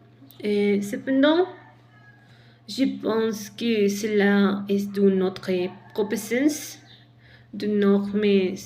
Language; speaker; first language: French; non-native, learner; Spanish